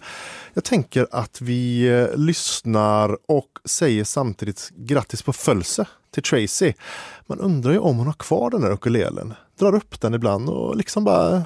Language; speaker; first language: Swedish; native; Swedish